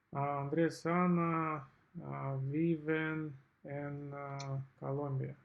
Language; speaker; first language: Spanish; non-native, learner; Russian